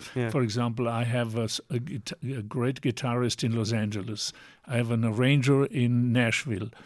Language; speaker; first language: English; non-native, fluent; Italian